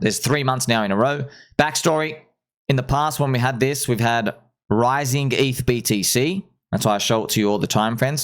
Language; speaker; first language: English; native; English